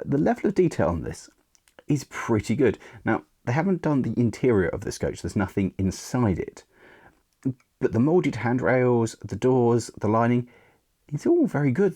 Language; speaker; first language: English; native; English